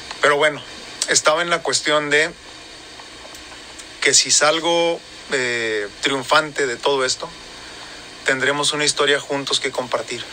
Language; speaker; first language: Spanish; native; Spanish